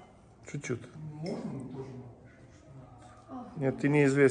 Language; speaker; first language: Russian; non-native, learner; Armenian